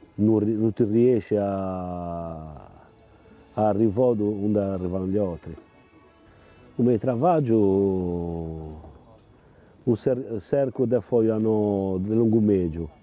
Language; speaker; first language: Italian; non-native, local second language; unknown